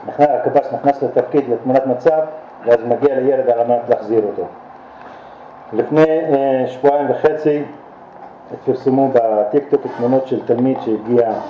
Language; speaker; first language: Hebrew; non-native, local second language; Arabic